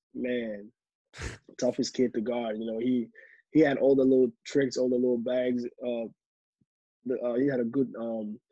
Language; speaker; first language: English; native; English